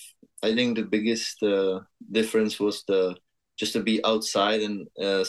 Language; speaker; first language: English; non-native, fluent; Czech